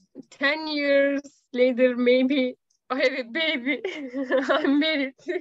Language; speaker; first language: English; non-native, learner; Turkish